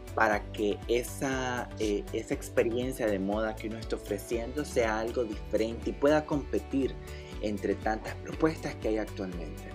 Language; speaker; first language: Spanish; native; Spanish